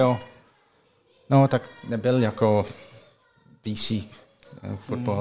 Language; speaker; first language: Czech; non-native, learner; English